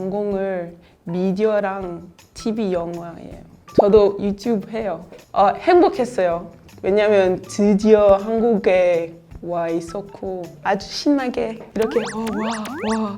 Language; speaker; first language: Korean; non-native, learner; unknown